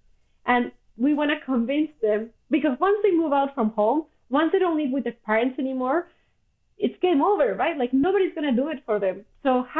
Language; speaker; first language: English; non-native, fluent; Spanish